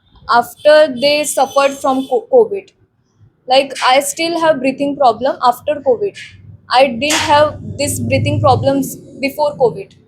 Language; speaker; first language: English; non-native, local second language; Marathi